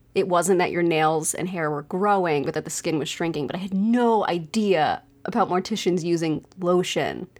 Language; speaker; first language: English; native; English